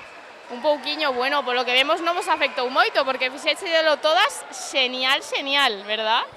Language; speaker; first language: Galician; native; Galician